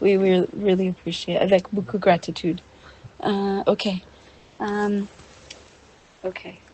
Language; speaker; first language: French; non-native, learner; English